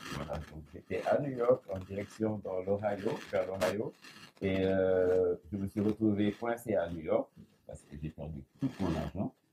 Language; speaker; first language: French; non-native, local second language; Wolof